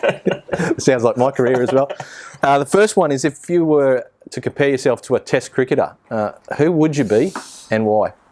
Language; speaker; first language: English; native; English